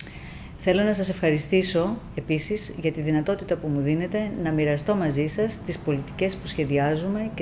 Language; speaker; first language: Greek; native; Greek